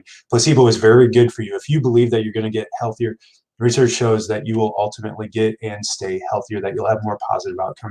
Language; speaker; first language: English; native; English